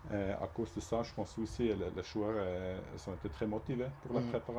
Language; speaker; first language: French; non-native, local second language; German